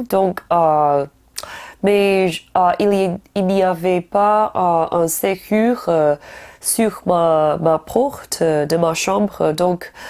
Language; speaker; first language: French; non-native, learner; Chinese